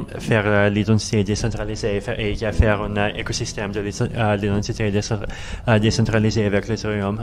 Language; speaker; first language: French; non-native, learner; Russian